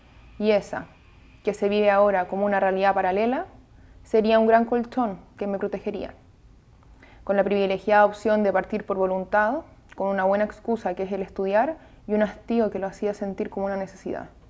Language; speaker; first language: Spanish; native; Spanish